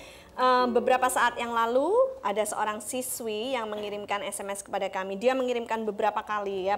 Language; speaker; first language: Indonesian; native; Indonesian